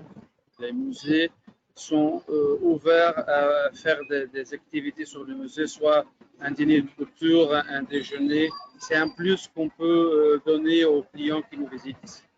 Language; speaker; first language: French; non-native, fluent; Portuguese